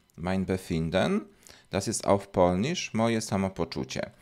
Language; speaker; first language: German; non-native, fluent; Polish